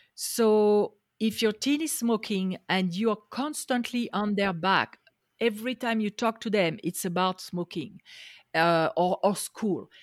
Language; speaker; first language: English; non-native, fluent; French